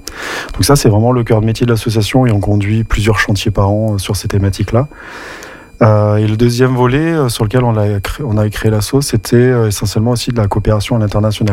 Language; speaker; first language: French; native; French